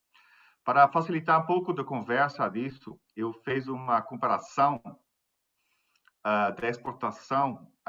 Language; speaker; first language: Portuguese; non-native, fluent; Dutch